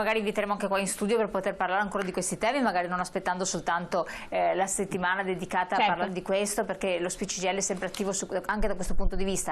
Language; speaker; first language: Italian; native; Italian